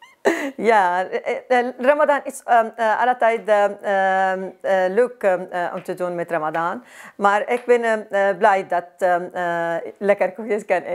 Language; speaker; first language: Dutch; non-native, learner; Arabic